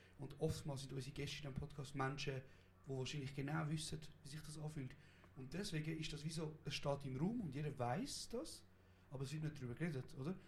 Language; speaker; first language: German; early bilingual, other home language; Kurdish